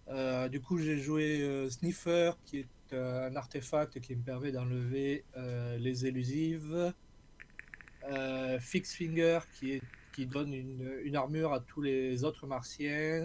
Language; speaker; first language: French; native; French